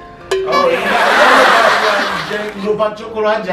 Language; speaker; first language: Indonesian; non-native, fluent; Japanese